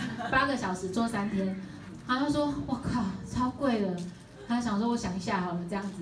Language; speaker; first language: Chinese; native; Chinese